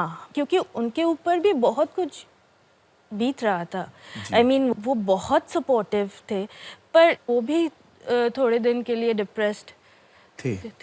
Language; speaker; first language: Hindi; non-native, local second language; Bangla